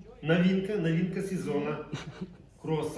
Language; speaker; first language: Russian; native; Russian